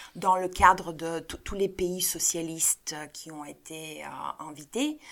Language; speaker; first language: French; non-native, fluent; Bulgarian